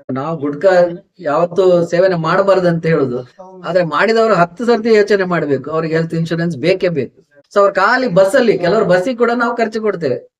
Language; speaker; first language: Kannada; native; Kannada